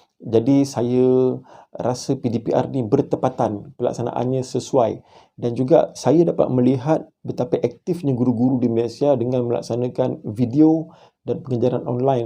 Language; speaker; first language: Malay; native; Malay